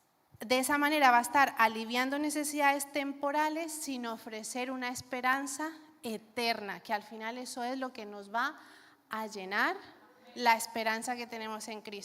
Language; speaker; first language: Spanish; native; Spanish